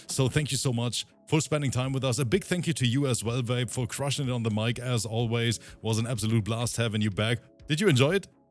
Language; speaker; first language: English; native; English